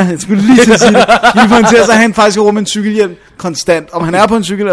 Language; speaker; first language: Danish; native; Danish